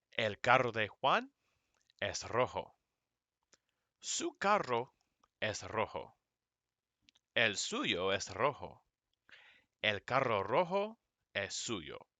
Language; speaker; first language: Spanish; non-native, fluent; English